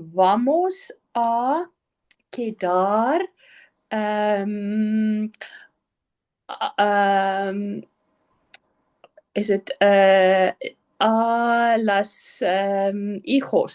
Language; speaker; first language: Spanish; non-native, learner; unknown